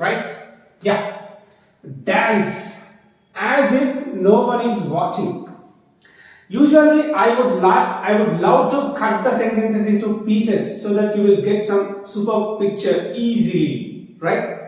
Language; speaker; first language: English; non-native, local second language; Telugu